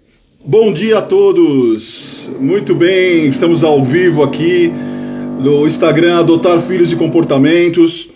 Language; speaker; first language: Portuguese; native; Portuguese